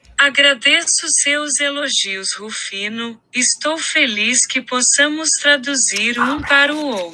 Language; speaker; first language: Portuguese; non-native, learner; English